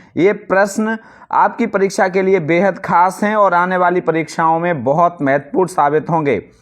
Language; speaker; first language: Hindi; native; Hindi